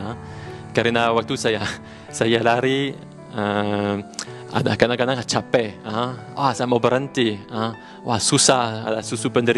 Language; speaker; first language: Indonesian; non-native, learner; French